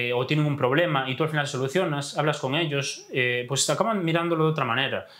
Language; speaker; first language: Spanish; native; Spanish